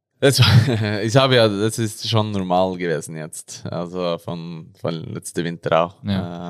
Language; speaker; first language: German; non-native, learner; Norwegian